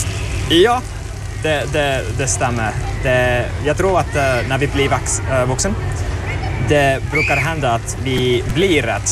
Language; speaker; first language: Swedish; non-native, learner; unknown